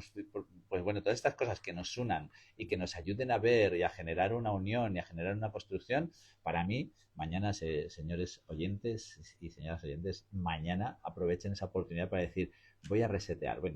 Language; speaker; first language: Spanish; native; Spanish